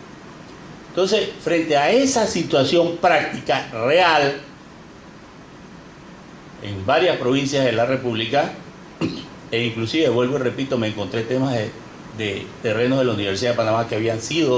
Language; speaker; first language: Spanish; native; Spanish